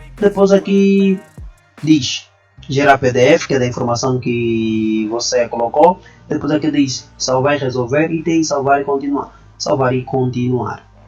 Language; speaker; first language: Portuguese; native; Portuguese